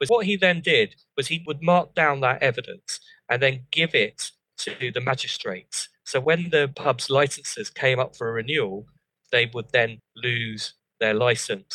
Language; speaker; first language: English; native; English